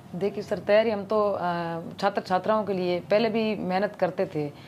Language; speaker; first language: Hindi; native; Hindi